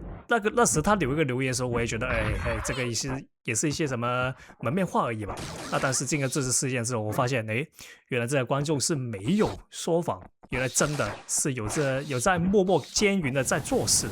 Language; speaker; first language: Chinese; non-native, local second language; Cantonese